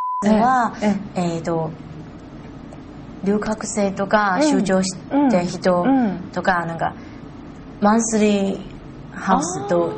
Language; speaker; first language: Japanese; non-native, learner; Chinese